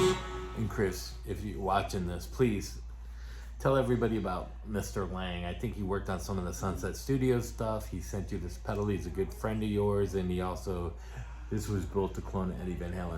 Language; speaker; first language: English; native; English